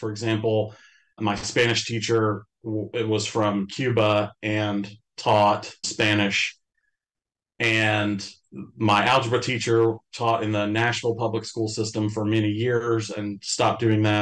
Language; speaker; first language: English; native; English